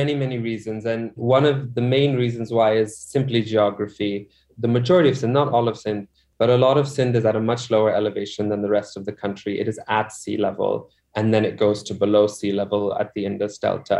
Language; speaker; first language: English; non-native, local second language; Urdu